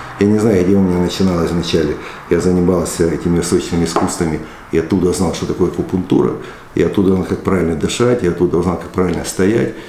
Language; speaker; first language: Russian; early bilingual, other home language; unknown